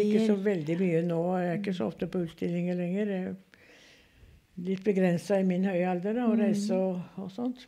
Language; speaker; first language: Norwegian; native; Norwegian